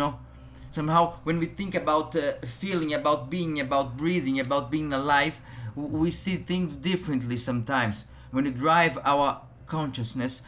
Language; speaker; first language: English; non-native, fluent; Portuguese